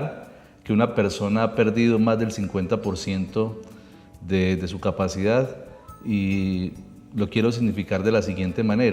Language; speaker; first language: Spanish; native; Spanish